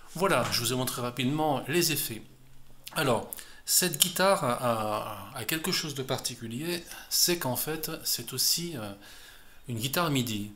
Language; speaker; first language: French; native; French